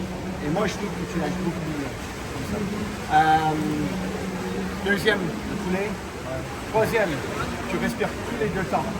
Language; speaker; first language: French; non-native, fluent; English